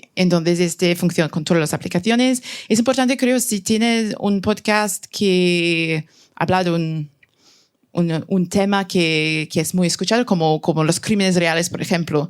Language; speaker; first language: Spanish; non-native, fluent; French